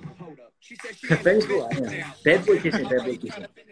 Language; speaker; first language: English; early bilingual, other home language; Korean